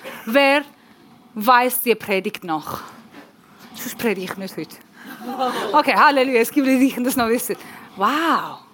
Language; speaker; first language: German; non-native, learner; Persian